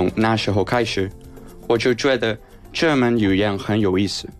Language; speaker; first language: Chinese; non-native, learner; Spanish